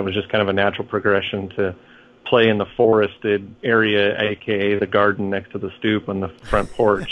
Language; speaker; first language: English; native; English